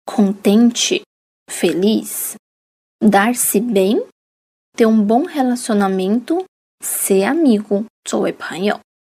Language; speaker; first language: Portuguese; non-native, fluent; Chinese